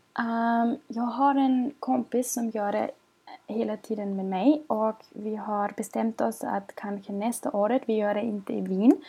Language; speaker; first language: Swedish; non-native, learner; German